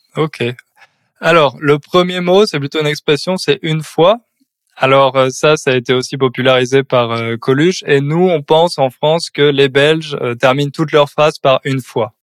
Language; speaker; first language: French; native; French